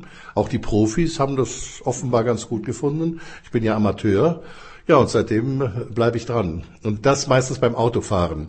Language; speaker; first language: German; native; German